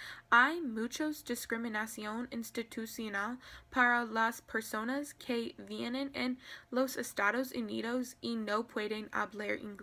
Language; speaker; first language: Spanish; non-native, learner; English